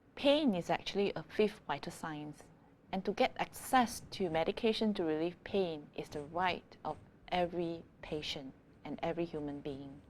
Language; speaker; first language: English; non-native, local second language; Malay